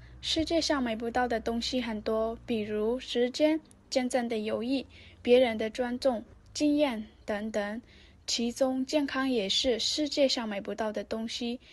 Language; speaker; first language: Chinese; non-native, learner; Vietnamese